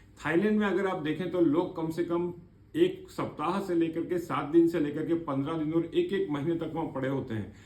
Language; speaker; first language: Hindi; native; Hindi